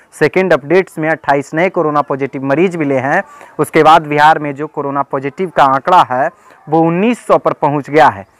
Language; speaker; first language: Hindi; native; Hindi